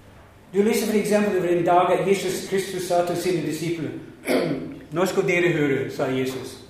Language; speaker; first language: Norwegian; non-native, fluent; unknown